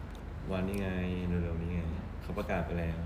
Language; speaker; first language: Chinese; non-native, learner; Thai